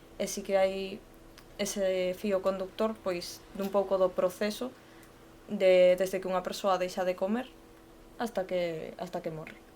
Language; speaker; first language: Galician; non-native, local second language; Spanish